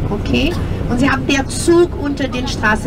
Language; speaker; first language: German; non-native, fluent; Portuguese